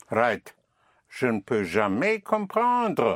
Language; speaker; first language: French; non-native, fluent; English